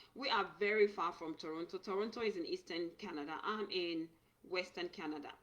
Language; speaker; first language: English; non-native, local second language; Yoruba